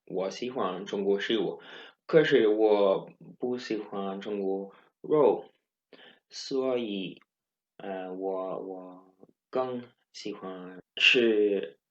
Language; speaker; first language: Chinese; non-native, learner; Swedish